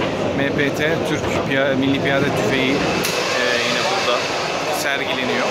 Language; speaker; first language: Turkish; native; Turkish